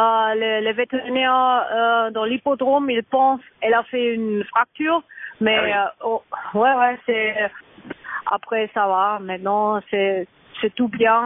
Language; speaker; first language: French; non-native, learner; German